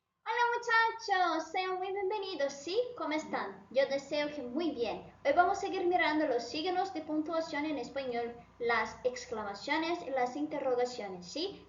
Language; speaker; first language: Spanish; non-native, fluent; Portuguese